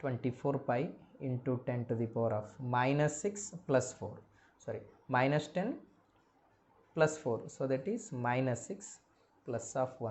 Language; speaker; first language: English; non-native, local second language; Kannada